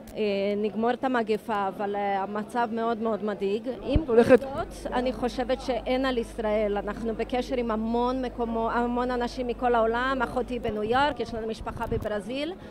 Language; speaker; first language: Hebrew; native; Hebrew